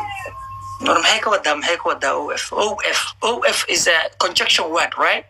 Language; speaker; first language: English; non-native, learner; Somali